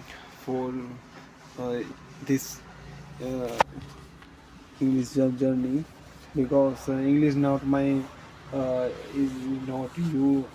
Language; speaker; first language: English; non-native, learner; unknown